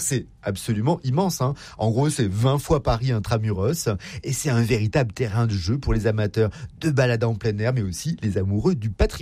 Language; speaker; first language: French; native; French